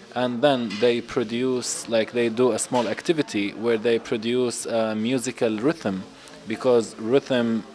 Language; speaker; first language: English; non-native, fluent; Arabic